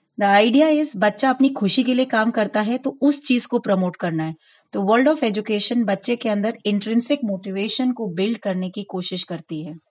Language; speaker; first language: Hindi; non-native, local second language; Gujarati